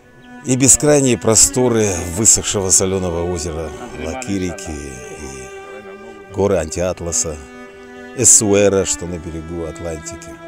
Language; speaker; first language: Russian; native; Russian